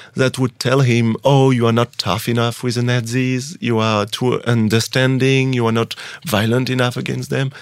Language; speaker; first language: English; non-native, fluent; French